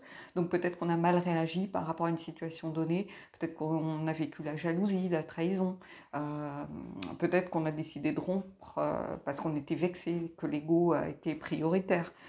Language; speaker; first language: French; native; French